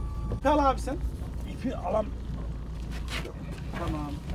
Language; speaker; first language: Turkish; native; Turkish